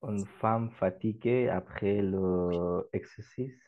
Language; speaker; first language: French; non-native, learner; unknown